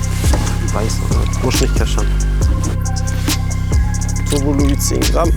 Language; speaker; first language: German; native; German